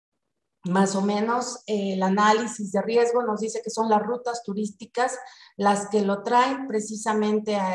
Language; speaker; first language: Spanish; native; Spanish